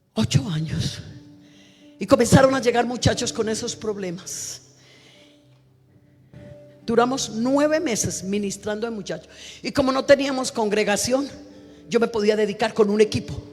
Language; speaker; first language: Spanish; native; Spanish